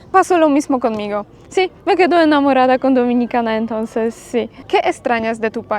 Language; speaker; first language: Spanish; non-native, fluent; Polish